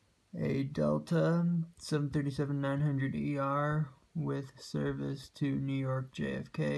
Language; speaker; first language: English; native; English